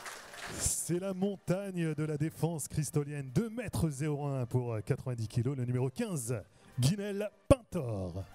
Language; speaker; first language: French; native; French